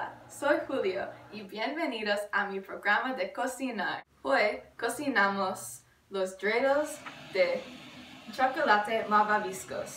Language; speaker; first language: Spanish; non-native, learner; English